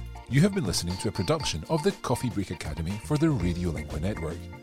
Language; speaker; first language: English; native; English